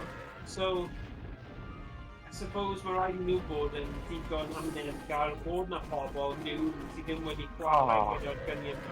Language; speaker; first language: Welsh; native; Welsh